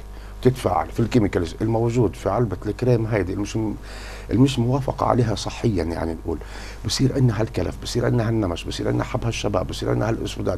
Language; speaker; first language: Arabic; native; Arabic